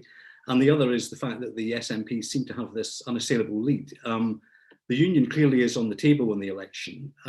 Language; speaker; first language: English; native; English